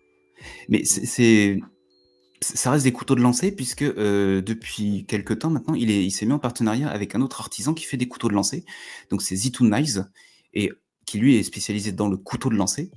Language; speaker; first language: French; native; French